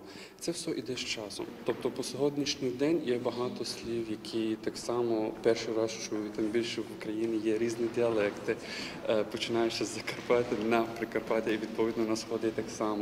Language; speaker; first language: Ukrainian; non-native, fluent; Arabic